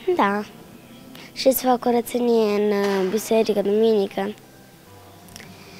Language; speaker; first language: Romanian; early bilingual, heritage; Romanian